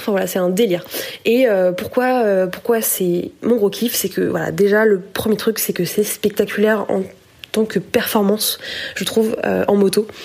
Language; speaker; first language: French; native; French